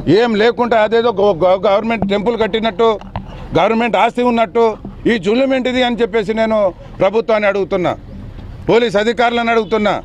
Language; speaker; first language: Telugu; native; Telugu